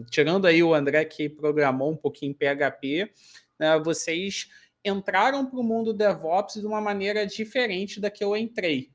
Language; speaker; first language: Portuguese; native; Portuguese